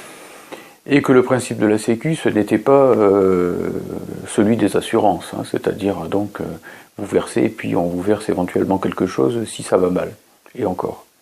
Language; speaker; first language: French; native; French